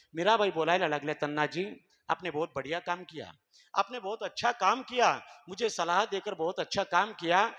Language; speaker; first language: Hindi; non-native, local second language; Marathi